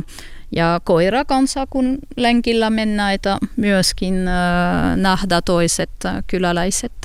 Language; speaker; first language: Finnish; non-native, learner; French